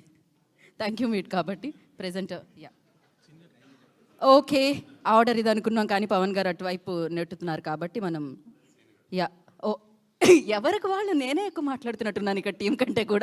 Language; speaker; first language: Telugu; native; Telugu